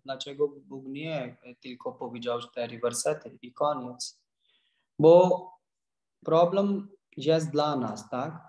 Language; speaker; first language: Polish; non-native, learner; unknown